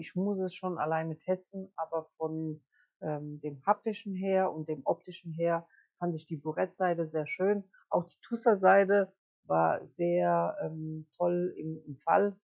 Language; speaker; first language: German; native; German